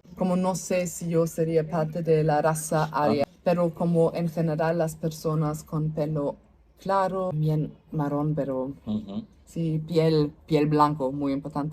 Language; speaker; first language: Spanish; non-native, learner; German